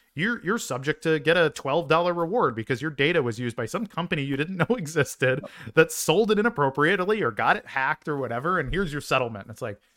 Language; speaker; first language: English; native; English